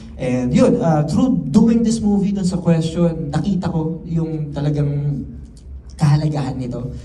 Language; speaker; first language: Filipino; native; Filipino